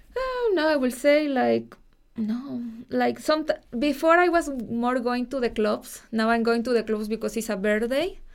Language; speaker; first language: English; non-native, fluent; Spanish